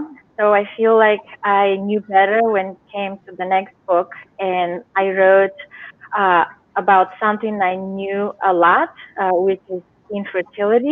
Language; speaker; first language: English; non-native, fluent; Bulgarian